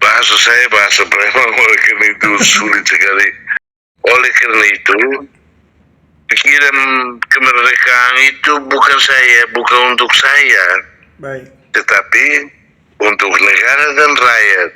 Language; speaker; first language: Indonesian; non-native, fluent; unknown